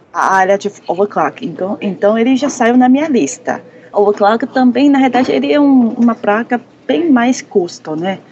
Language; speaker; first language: Portuguese; non-native, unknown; Chinese